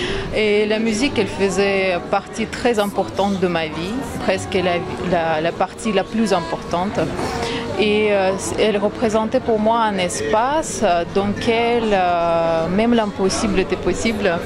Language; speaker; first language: French; non-native, fluent; Russian